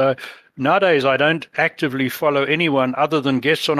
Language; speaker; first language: English; native; English